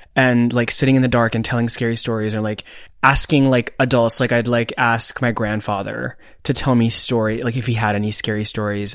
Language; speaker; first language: English; non-native, local second language; Hindi